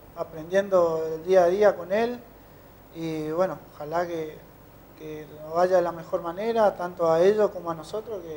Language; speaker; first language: Spanish; native; Spanish